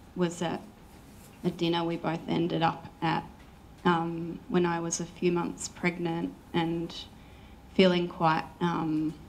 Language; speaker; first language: English; native; English